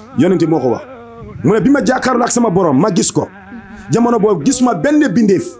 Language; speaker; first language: Wolof; non-native, fluent; Bambara